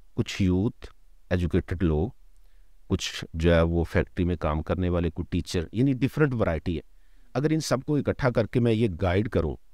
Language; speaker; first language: Urdu; non-native, local second language; Punjabi